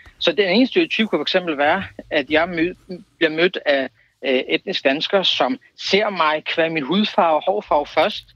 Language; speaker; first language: Danish; early bilingual, other home language; Kurdish